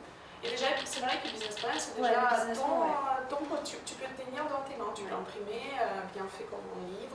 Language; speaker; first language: French; non-native, fluent; Russian